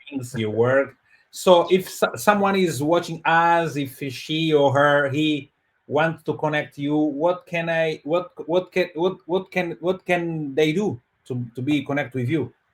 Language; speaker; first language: English; non-native, fluent; Portuguese